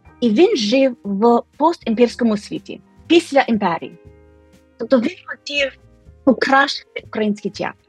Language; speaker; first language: Ukrainian; non-native, fluent; English